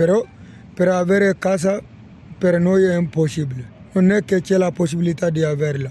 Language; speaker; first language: Italian; non-native, learner; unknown